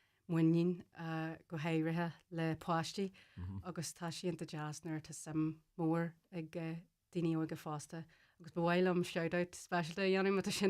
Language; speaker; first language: Irish; non-native, local second language; English